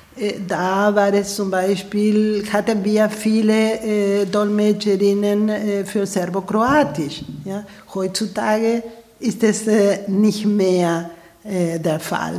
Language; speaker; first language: German; non-native, fluent; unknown